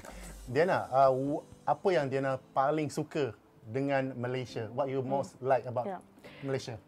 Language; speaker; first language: Malay; native; Malay